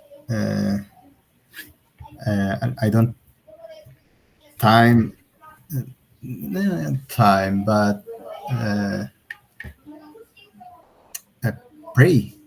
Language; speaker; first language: English; non-native, learner; Portuguese